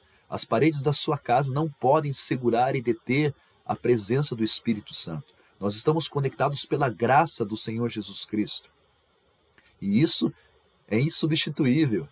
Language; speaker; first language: Portuguese; native; Portuguese